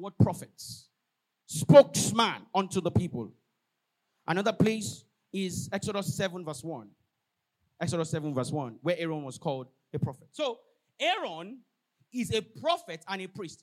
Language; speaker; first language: English; non-native, local second language; Yoruba